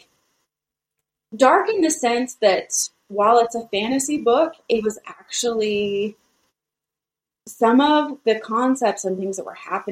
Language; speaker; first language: English; native; English